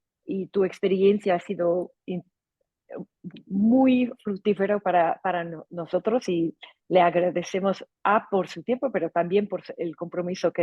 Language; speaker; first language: Spanish; non-native, fluent; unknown